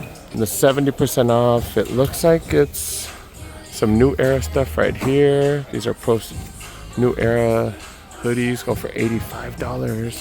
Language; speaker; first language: English; native; English